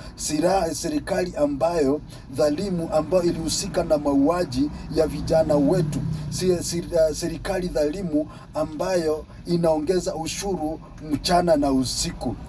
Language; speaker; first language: Swahili; non-native, local second language; Luyia